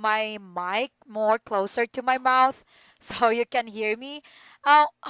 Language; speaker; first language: English; non-native, fluent; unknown